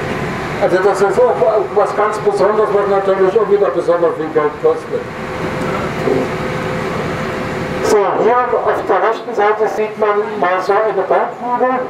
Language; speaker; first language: German; native; German